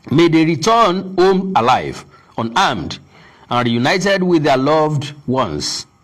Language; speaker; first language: English; non-native, local second language; Yoruba